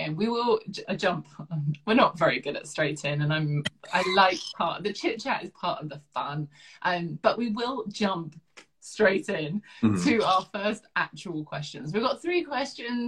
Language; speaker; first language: English; native; English